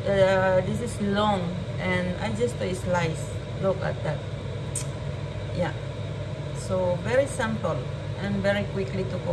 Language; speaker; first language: English; non-native, learner; Filipino